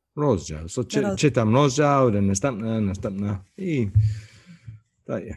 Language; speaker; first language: Polish; non-native, learner; English